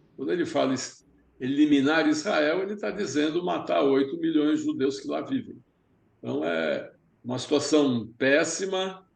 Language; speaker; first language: Portuguese; early bilingual, other home language; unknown